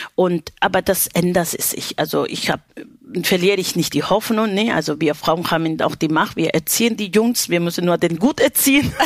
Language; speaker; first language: German; non-native, fluent; Spanish